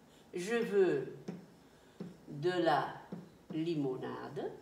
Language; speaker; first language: French; non-native, fluent; Dutch